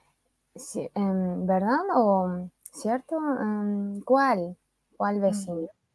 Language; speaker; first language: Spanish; non-native, fluent; Chinese